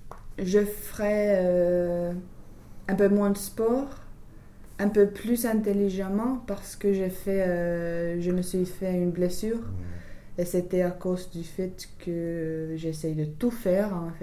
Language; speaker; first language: French; non-native, fluent; English